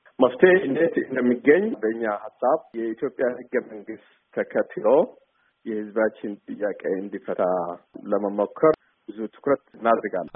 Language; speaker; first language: Amharic; non-native, local second language; Somali